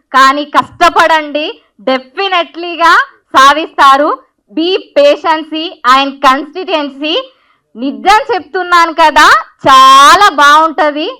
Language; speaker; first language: Telugu; non-native, local second language; Marathi